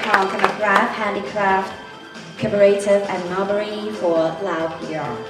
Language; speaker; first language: English; non-native, fluent; Thai